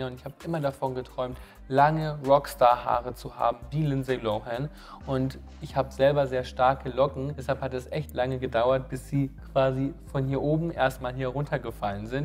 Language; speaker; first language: German; native; German